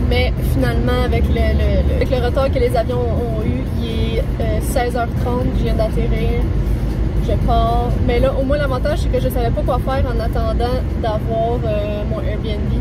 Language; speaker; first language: French; native; French